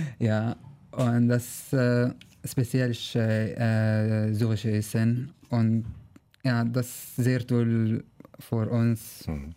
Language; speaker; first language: German; non-native, learner; Arabic